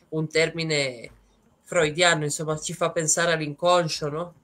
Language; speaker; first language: Italian; native; Italian